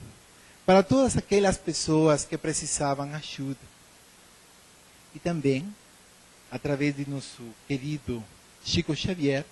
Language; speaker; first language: Portuguese; non-native, learner; Spanish